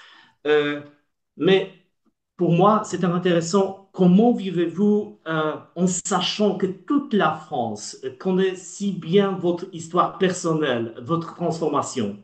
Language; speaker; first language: French; non-native, learner; Polish